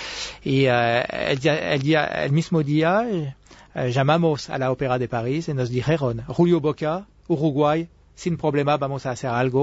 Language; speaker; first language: Spanish; non-native, fluent; French